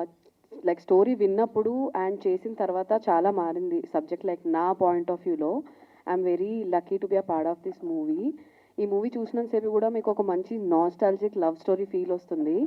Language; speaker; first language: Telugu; non-native, local second language; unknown